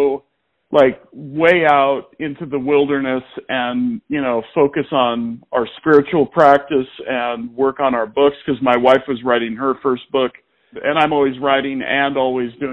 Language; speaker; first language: English; native; English